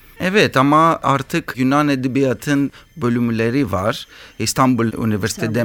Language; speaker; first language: Turkish; non-native, learner; Greek